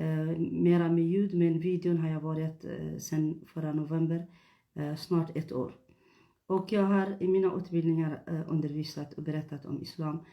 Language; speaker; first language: Swedish; non-native, fluent; Tigrinya